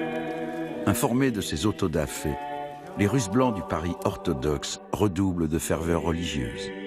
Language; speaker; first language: French; native; French